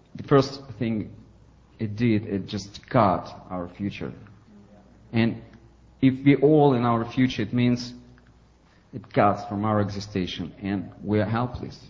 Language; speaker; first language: English; non-native, fluent; Ukrainian